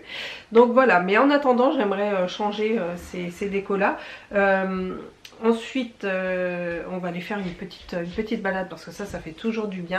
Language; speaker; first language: French; native; French